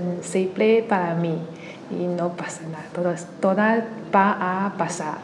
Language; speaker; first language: Spanish; non-native, learner; Chinese